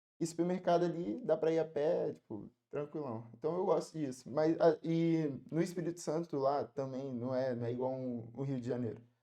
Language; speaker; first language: Portuguese; native; Portuguese